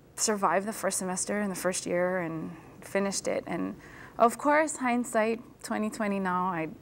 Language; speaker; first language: English; native; English